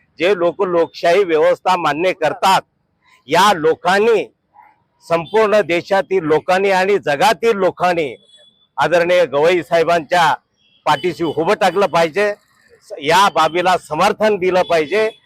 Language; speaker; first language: Marathi; native; Marathi